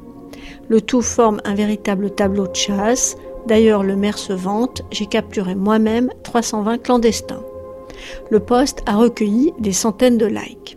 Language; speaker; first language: French; native; French